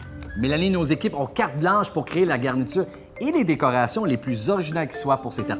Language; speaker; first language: French; native; French